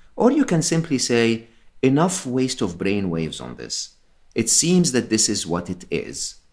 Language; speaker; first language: English; non-native, fluent; Arabic